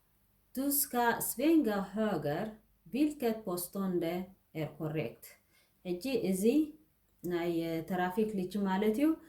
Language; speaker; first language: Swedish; non-native, learner; Tigrinya